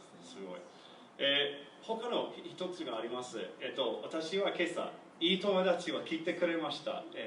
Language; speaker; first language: Japanese; non-native, learner; English